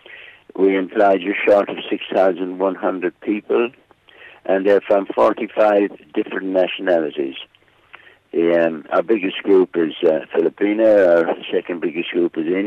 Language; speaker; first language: English; native; English